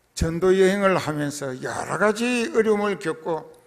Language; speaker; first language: Korean; native; Korean